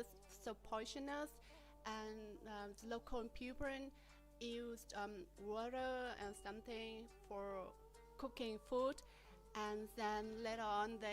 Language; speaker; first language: English; non-native, learner; Vietnamese